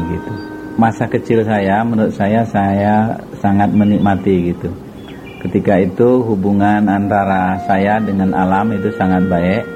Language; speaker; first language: Indonesian; non-native, local second language; Madurese